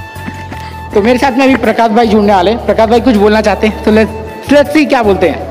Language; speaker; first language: Hindi; native; Hindi